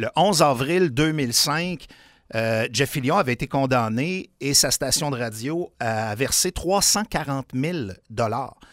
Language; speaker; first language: French; native; French